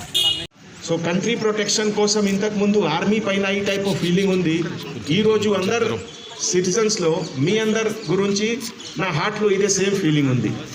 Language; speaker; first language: Telugu; non-native, fluent; Hindi